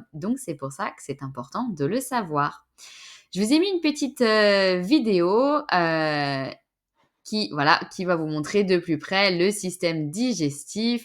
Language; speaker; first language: French; native; French